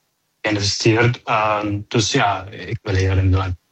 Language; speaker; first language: Dutch; non-native, learner; Arabic